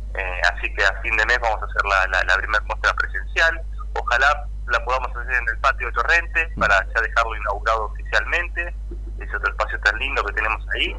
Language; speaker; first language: Spanish; native; Spanish